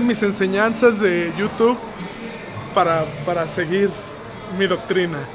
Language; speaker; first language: Spanish; native; Spanish